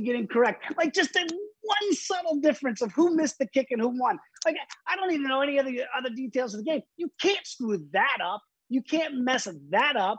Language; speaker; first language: English; native; English